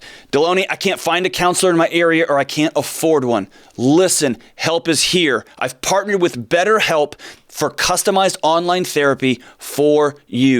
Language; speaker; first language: English; native; English